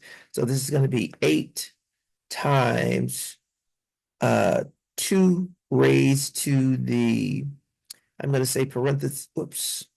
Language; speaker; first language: English; native; English